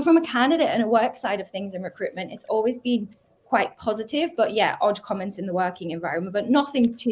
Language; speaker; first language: English; native; English